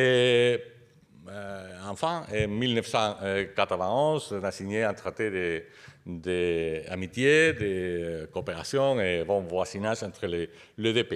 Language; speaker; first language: French; non-native, fluent; Spanish